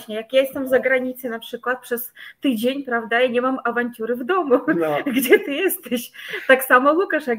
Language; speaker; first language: Polish; non-native, fluent; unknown